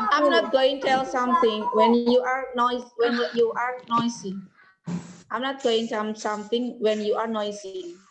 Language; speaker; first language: English; non-native, learner; Indonesian